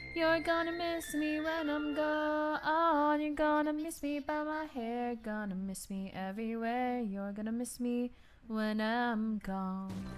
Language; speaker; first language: English; non-native, local second language; Filipino